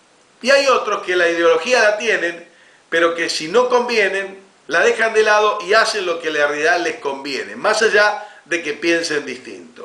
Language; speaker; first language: Spanish; native; Spanish